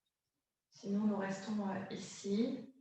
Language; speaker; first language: French; native; French